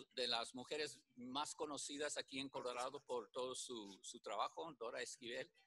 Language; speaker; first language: Spanish; early bilingual, heritage; Spanish